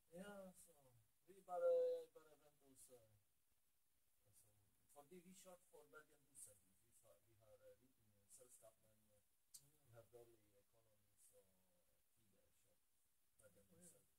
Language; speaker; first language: Norwegian; non-native, learner; Polish